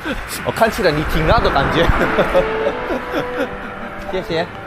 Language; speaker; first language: Chinese; non-native, learner; Korean